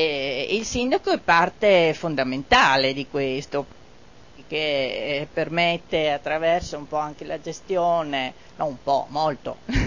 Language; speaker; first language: Italian; native; Italian